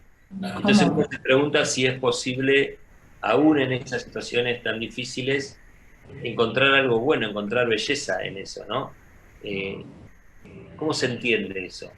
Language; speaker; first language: Spanish; native; Spanish